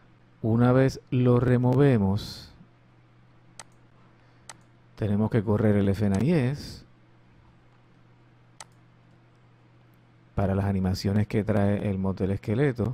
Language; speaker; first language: Spanish; native; Spanish